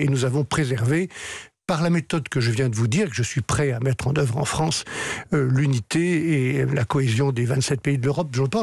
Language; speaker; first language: French; native; French